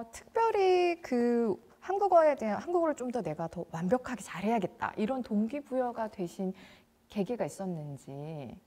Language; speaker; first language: Korean; native; Korean